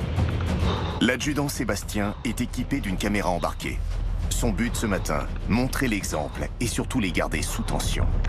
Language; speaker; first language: French; native; French